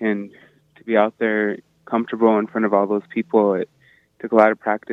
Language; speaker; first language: English; native; English